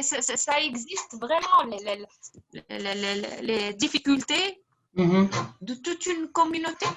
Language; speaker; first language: French; non-native, fluent; Arabic